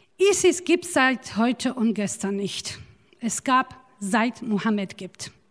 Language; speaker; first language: German; non-native, fluent; Turoyo